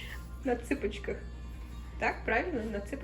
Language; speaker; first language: Russian; early bilingual, heritage; Russian